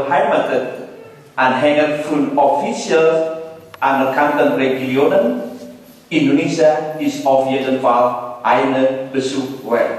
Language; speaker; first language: German; non-native, learner; Indonesian